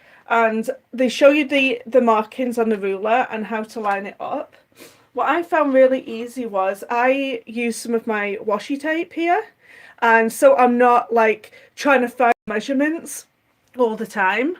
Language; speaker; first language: English; native; English